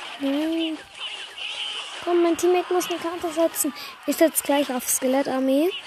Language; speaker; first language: German; native; German